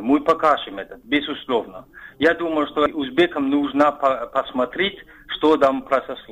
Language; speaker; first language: Russian; non-native, fluent; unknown